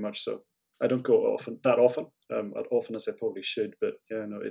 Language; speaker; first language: English; native; English